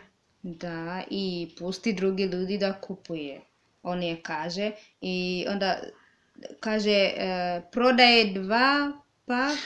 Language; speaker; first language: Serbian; non-native, learner; English